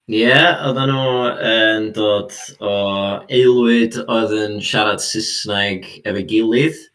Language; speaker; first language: Welsh; native; Welsh